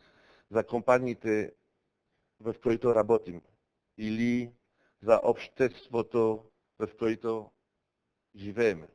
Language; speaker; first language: Bulgarian; non-native, learner; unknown